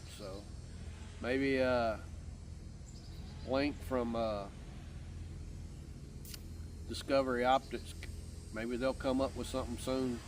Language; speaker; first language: English; native; English